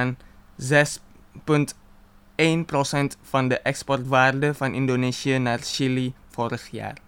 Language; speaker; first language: Dutch; non-native, fluent; Indonesian